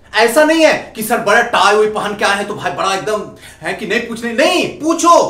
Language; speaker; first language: Hindi; native; Hindi